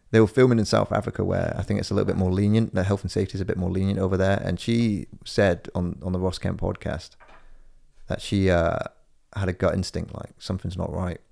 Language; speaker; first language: English; native; English